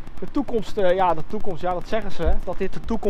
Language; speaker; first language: Dutch; native; Dutch